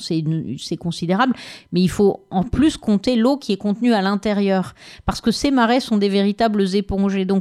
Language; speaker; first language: French; native; French